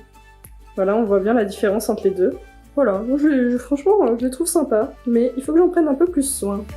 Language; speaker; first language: French; native; French